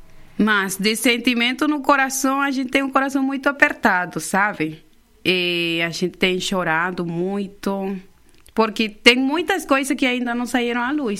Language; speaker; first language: Portuguese; non-native, fluent; Spanish